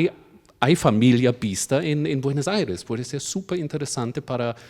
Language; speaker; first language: Spanish; non-native, fluent; German